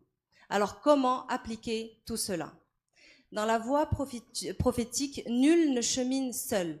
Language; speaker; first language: French; non-native, local second language; Arabic